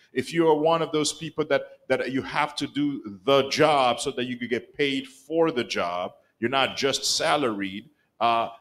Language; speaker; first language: English; non-native, local second language; Kinyarwanda